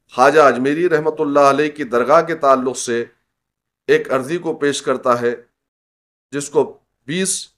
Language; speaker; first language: Urdu; native; Urdu